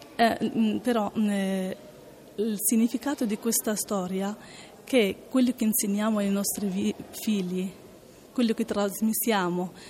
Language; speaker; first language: Italian; non-native, learner; Arabic